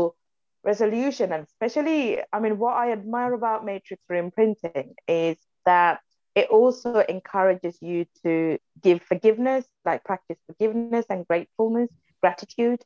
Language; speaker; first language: English; non-native, local second language; Sinhala